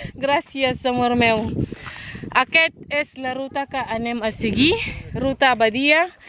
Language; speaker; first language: Catalan; non-native, learner; Filipino